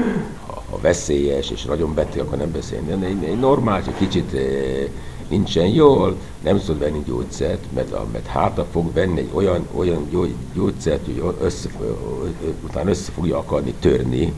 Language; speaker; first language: Hungarian; non-native, fluent; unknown